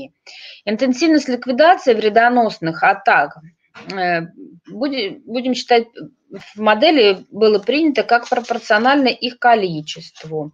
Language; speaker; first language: Russian; native; Russian